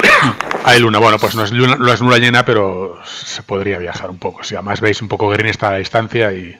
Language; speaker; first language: Spanish; native; Spanish